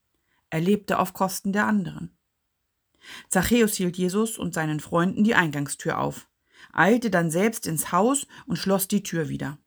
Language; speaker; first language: German; native; German